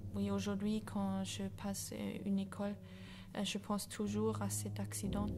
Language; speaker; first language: French; non-native, fluent; German